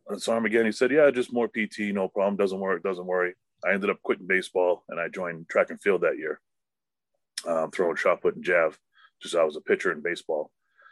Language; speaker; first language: English; native; English